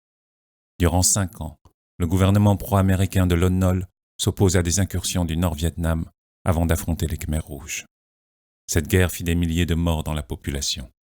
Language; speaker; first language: French; native; French